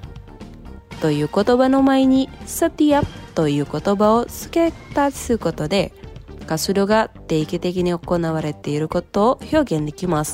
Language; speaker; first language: Japanese; non-native, fluent; Indonesian